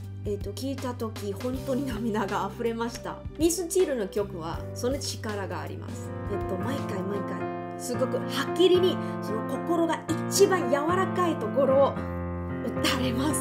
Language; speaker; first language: Japanese; non-native, learner; Chinese